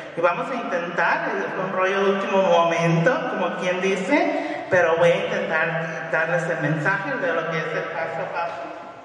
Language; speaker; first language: Spanish; early bilingual, heritage; Spanish